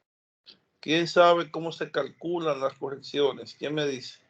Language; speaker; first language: Spanish; native; Spanish